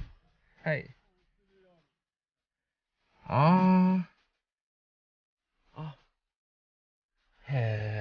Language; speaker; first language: Japanese; non-native, fluent; Chinese